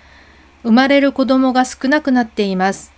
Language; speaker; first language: Japanese; non-native, fluent; Korean